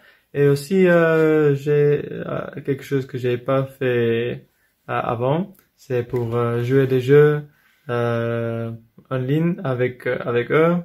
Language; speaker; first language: French; non-native, fluent; English